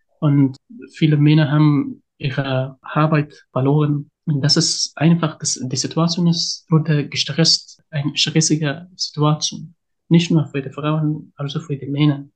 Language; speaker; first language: German; non-native, learner; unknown